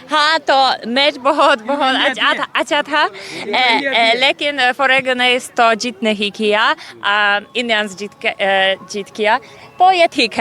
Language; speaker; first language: Hindi; non-native, learner; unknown